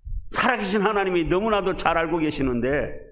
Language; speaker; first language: Korean; native; Korean